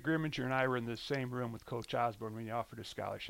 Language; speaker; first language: English; native; English